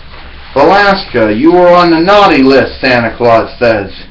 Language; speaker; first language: English; native; English